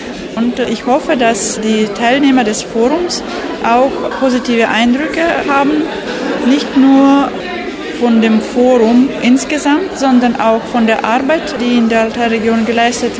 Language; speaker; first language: German; non-native, fluent; Russian